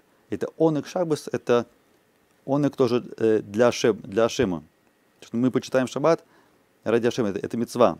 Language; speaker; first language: Russian; native; Russian